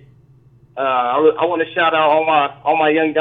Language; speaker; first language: English; native; English